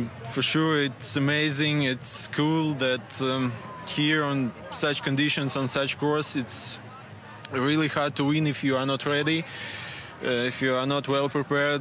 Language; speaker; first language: English; non-native, fluent; Russian